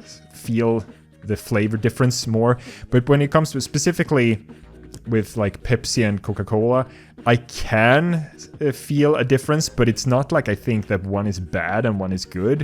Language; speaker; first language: English; non-native, fluent; Swedish